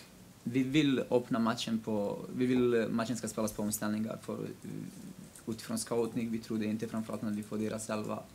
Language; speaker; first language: Swedish; non-native, local second language; Kurdish